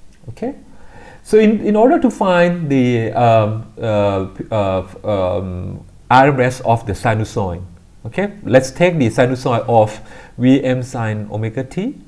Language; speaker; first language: English; non-native, fluent; Thai